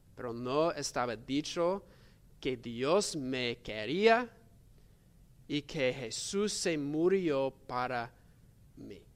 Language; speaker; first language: Spanish; non-native, learner; English